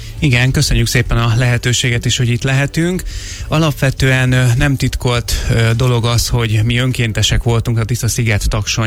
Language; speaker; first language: Hungarian; native; Hungarian